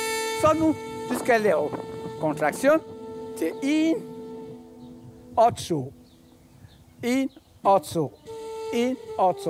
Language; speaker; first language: Danish; non-native, fluent; French